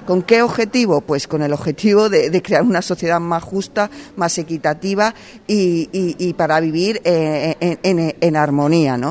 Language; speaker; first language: Spanish; native; Spanish